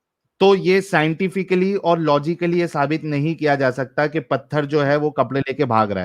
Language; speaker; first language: Hindi; native; Hindi